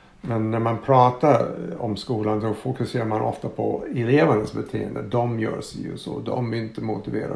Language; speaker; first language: Swedish; non-native, fluent; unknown